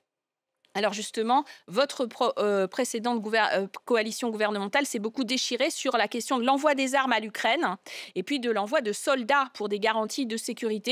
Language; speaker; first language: French; native; French